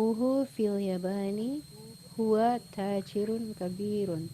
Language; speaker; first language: Arabic; non-native, learner; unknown